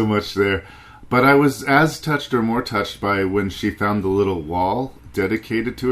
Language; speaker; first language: English; native; English